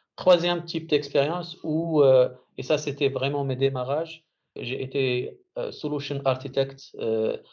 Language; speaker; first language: French; non-native, local second language; Arabic